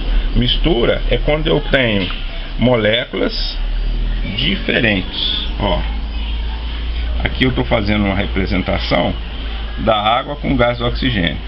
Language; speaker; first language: Portuguese; native; Portuguese